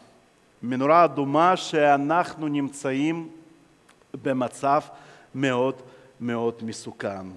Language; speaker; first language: Hebrew; non-native, fluent; Russian